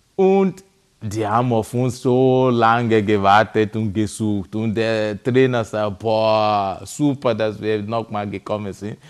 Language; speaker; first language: German; non-native, fluent; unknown